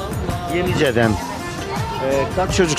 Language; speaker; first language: Turkish; native; Turkish